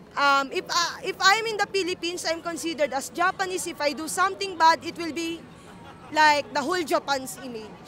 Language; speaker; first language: English; non-native, local second language; Filipino